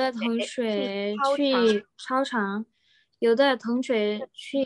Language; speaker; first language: Chinese; non-native, learner; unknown